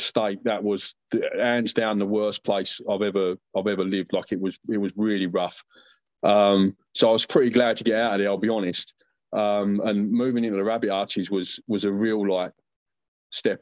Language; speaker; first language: English; native; English